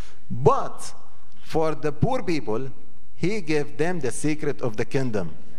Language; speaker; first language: English; non-native, fluent; Arabic